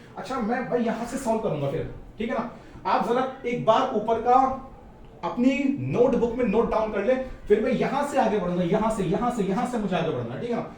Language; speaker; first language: Hindi; native; Hindi